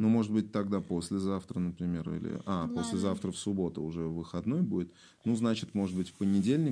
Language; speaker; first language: Russian; native; Russian